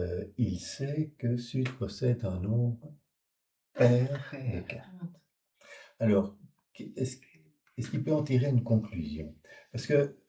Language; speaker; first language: French; native; French